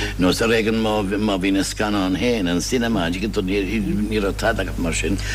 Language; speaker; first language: Irish; non-native, fluent; English